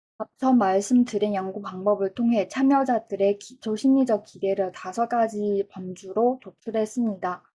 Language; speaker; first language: Korean; non-native, fluent; Chinese